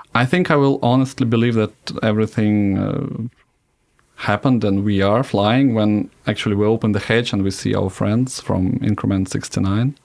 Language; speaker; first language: English; non-native, fluent; Russian